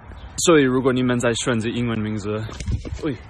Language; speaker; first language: Chinese; non-native, fluent; English